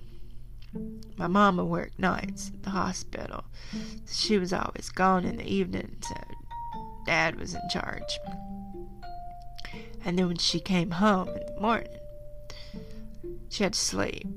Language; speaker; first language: English; native; English